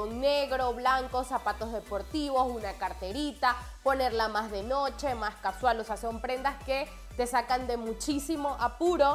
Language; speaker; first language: Spanish; native; Spanish